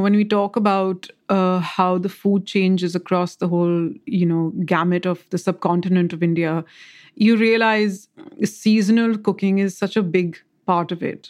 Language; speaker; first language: English; non-native, local second language; Marathi